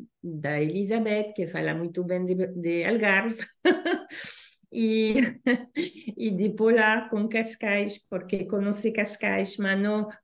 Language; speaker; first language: Portuguese; non-native, learner; Spanish